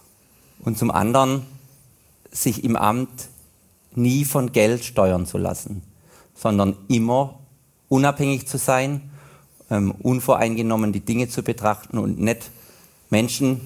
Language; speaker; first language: German; native; German